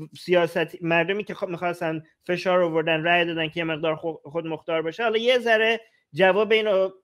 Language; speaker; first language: Persian; native; Persian